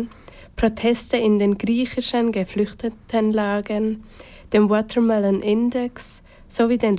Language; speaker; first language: German; native; German